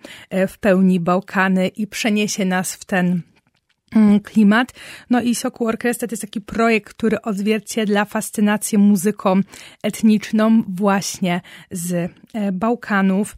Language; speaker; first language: Polish; native; Polish